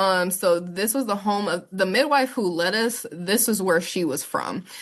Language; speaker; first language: English; native; English